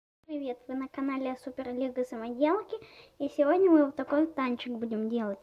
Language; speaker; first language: Russian; native; Russian